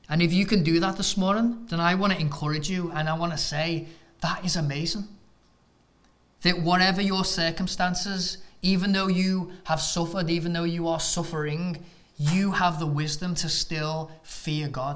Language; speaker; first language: English; native; English